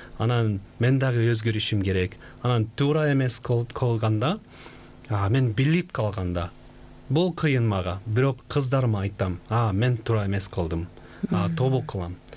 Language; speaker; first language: Kyrgyz; non-native, fluent; Korean